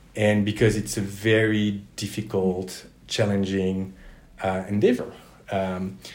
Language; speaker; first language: English; non-native, fluent; French